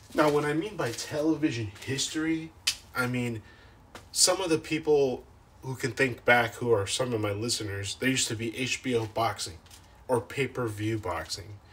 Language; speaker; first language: English; native; English